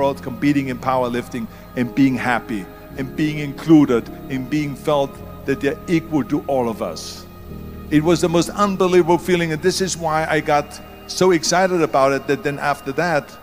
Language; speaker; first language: English; non-native, fluent; German